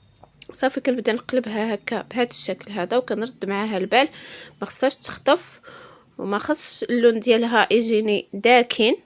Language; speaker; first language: Arabic; native; Arabic